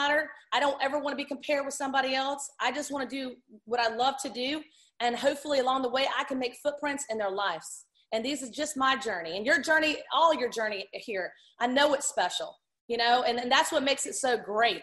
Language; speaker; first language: English; native; English